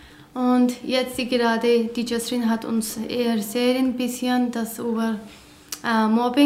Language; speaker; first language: German; non-native, learner; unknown